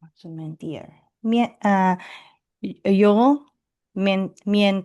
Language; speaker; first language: Spanish; non-native, learner; Filipino